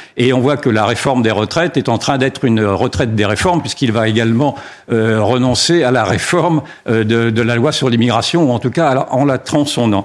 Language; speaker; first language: French; native; French